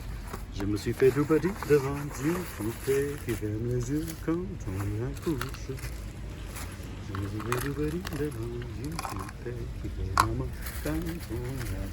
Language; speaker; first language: French; non-native, fluent; English